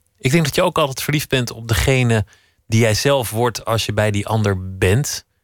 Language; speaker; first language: Dutch; native; Dutch